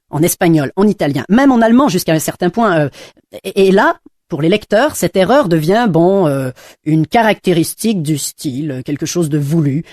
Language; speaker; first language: French; non-native, fluent; English